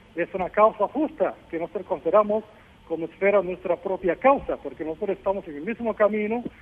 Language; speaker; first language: Spanish; non-native, fluent; Korean